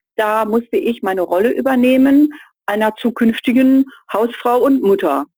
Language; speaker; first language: German; native; German